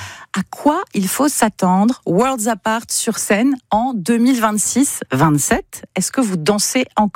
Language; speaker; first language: French; native; French